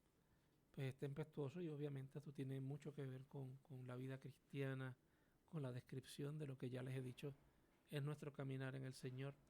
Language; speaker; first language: Spanish; native; Spanish